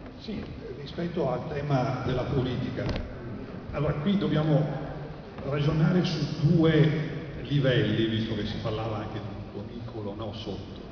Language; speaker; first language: Italian; native; Italian